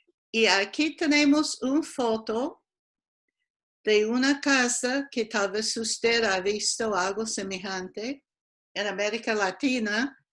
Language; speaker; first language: Spanish; non-native, fluent; English